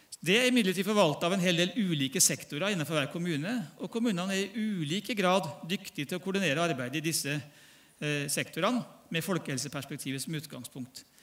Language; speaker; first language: Norwegian; native; Norwegian